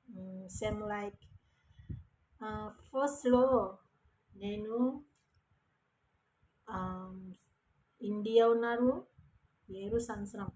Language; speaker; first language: Telugu; non-native, learner; Indonesian